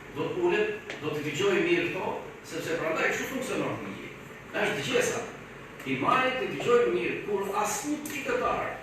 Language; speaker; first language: Albanian; native; Albanian